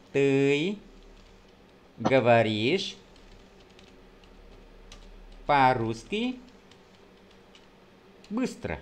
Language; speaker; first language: Russian; non-native, fluent; Vietnamese